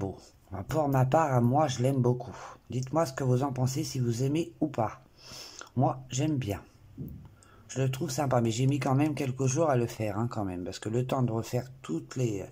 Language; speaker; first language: French; native; French